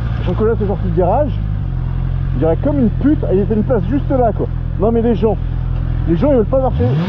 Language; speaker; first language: French; native; French